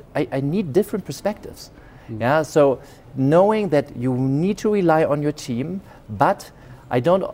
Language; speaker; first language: English; non-native, fluent; German